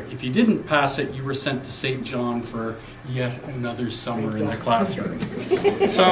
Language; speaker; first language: English; native; English